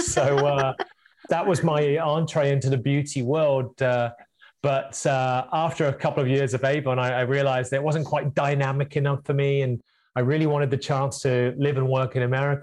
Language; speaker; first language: English; native; English